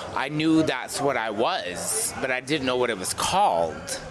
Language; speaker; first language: English; native; English